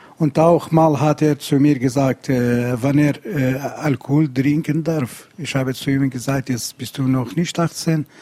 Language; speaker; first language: German; non-native, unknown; Central Kurdish